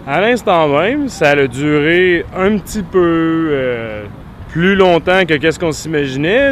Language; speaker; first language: French; native; French